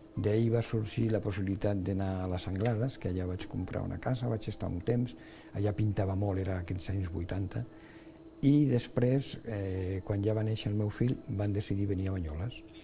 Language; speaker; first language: Catalan; non-native, local second language; Spanish